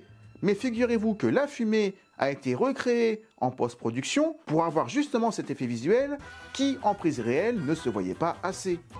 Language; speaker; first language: French; native; French